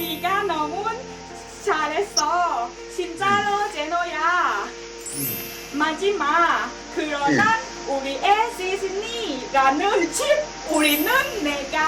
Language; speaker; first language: Korean; non-native, learner; Thai